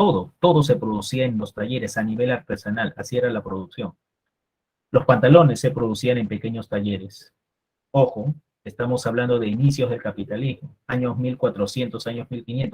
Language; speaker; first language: Spanish; native; Spanish